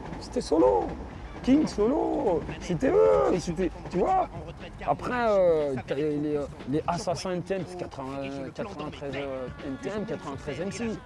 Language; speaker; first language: French; native; French